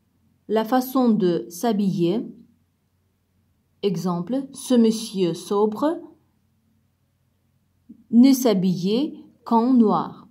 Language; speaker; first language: French; non-native, fluent; Uzbek